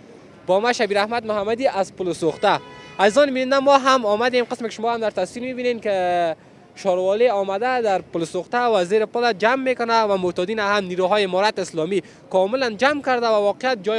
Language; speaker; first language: Persian; native; Persian